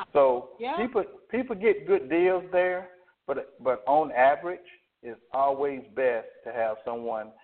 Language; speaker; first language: English; native; English